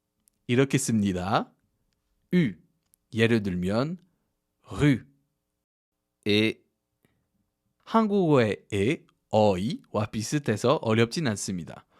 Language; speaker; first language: Korean; non-native, fluent; French